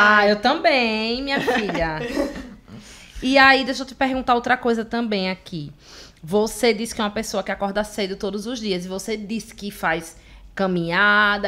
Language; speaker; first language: Portuguese; native; Portuguese